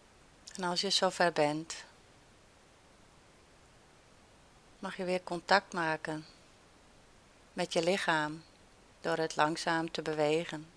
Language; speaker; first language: Dutch; native; Dutch